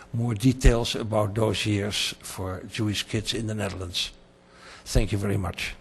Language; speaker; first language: English; non-native, fluent; Dutch